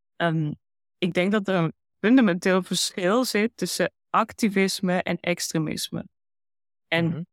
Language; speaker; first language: Dutch; early bilingual, heritage; Dutch